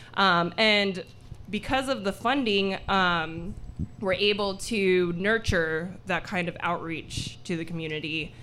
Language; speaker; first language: English; early bilingual, other home language; Filipino